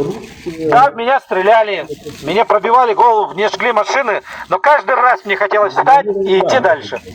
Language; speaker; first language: Russian; native; Russian